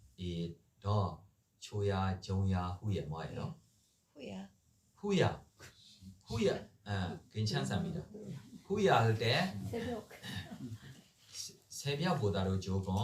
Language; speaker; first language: Korean; non-native, learner; Burmese